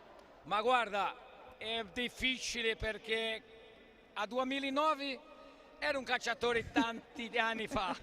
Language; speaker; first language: Italian; non-native, fluent; Portuguese